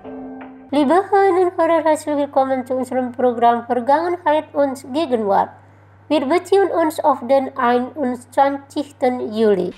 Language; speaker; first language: German; non-native, fluent; Indonesian